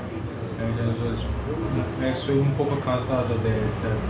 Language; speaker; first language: Spanish; non-native, learner; Turkish